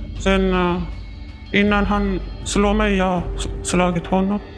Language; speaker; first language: Swedish; non-native, learner; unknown